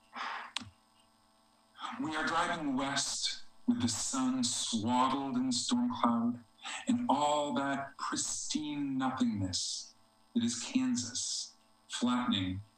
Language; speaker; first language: English; native; English